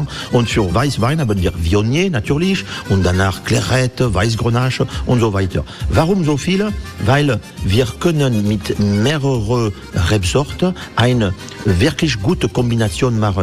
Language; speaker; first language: German; non-native, fluent; French